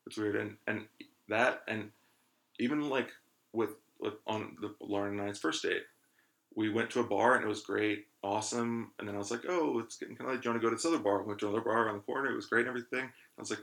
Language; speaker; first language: English; native; English